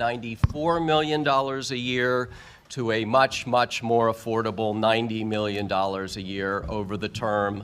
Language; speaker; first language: English; native; English